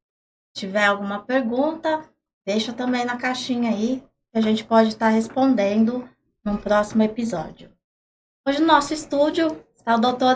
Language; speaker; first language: Portuguese; native; Portuguese